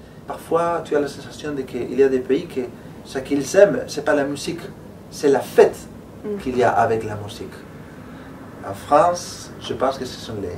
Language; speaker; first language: French; non-native, fluent; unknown